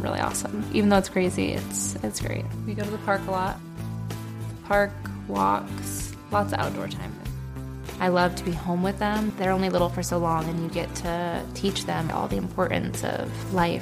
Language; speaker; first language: English; native; English